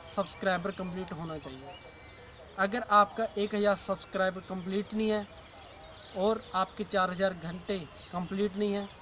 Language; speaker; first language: Hindi; non-native, local second language; Punjabi